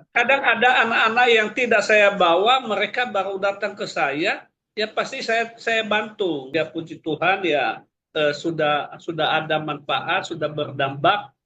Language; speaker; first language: Indonesian; non-native, local second language; Nias